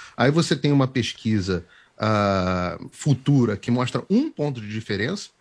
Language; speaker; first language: Portuguese; native; Portuguese